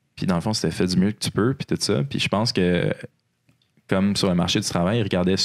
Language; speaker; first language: French; native; French